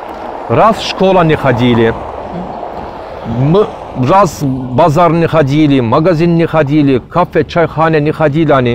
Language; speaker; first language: Russian; non-native, learner; Turkish